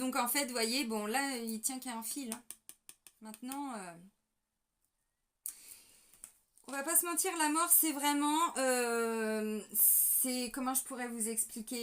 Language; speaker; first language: French; native; French